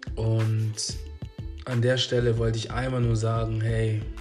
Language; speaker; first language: German; native; German